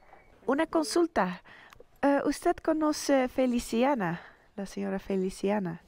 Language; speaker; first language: Spanish; non-native, learner; Dutch